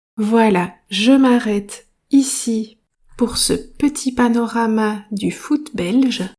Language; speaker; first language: French; native; French